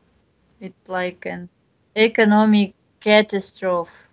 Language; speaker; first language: English; non-native, learner; Bashkir